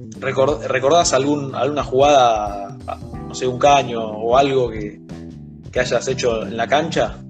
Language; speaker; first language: Spanish; native; Spanish